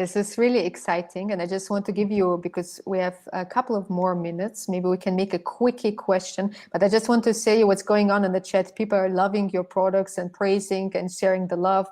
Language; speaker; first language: English; non-native, fluent; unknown